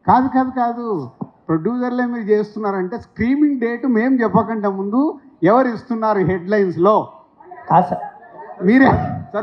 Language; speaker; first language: Telugu; native; Telugu